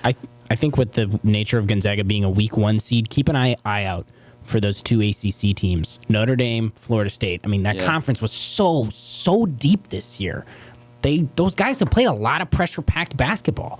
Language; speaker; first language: English; native; English